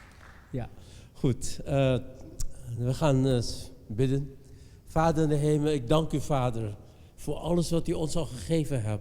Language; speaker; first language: Dutch; non-native, fluent; Indonesian